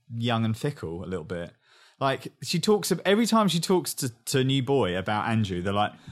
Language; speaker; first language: English; native; English